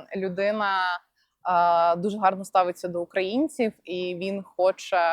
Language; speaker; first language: Ukrainian; non-native, local second language; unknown